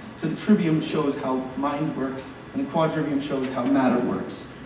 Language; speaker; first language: English; native; English